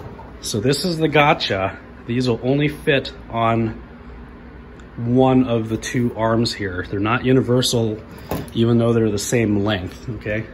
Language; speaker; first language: English; native; English